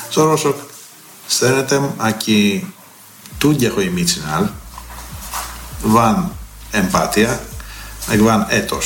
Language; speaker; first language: Hungarian; non-native, fluent; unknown